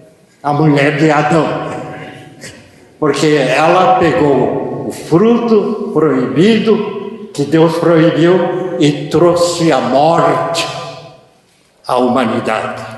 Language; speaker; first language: Portuguese; early bilingual, other home language; Japanese